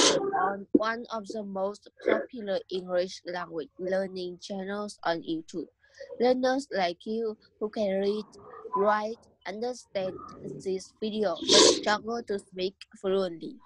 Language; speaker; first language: English; non-native, learner; Vietnamese